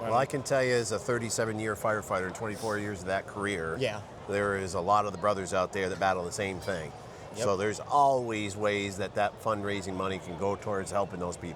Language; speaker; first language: English; native; English